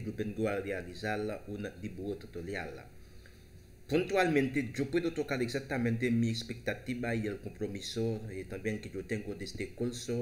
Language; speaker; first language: Spanish; non-native, learner; Haitian Creole